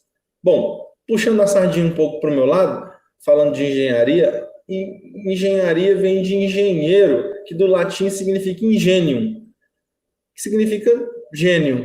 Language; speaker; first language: Portuguese; native; Portuguese